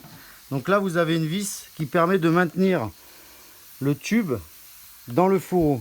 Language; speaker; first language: French; native; French